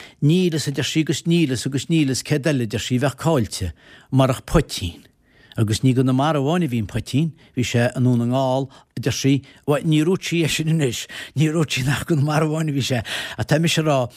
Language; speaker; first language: Irish; native; Irish